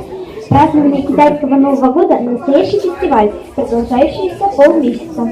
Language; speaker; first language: Russian; native; Russian